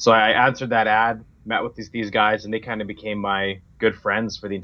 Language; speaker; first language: English; native; English